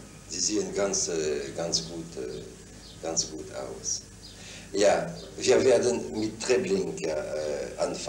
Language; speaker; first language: German; non-native, fluent; French